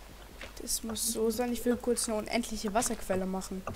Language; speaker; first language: German; native; German